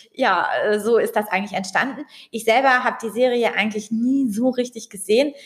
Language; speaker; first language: German; native; German